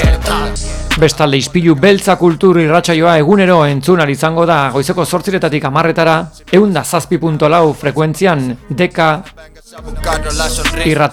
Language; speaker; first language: Basque; native; Basque